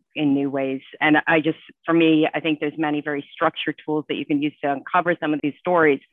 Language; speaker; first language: English; native; English